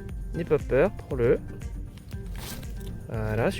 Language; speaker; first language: French; native; French